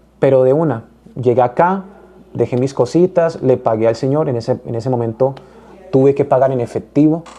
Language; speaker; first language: Spanish; native; Spanish